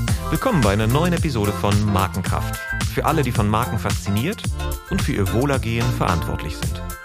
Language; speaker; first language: German; native; German